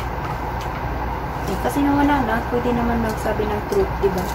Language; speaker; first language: Filipino; non-native, local second language; Hiligaynon